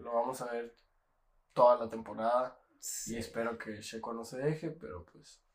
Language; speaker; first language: Spanish; native; Spanish